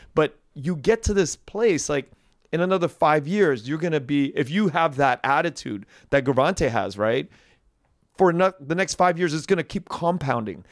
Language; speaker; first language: English; native; English